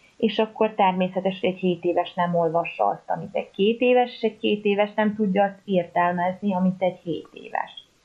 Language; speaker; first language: Hungarian; native; Hungarian